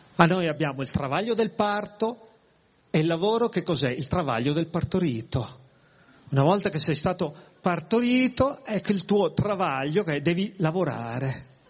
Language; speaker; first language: Italian; native; Italian